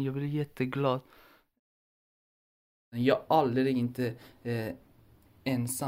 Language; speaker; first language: Swedish; non-native, learner; Persian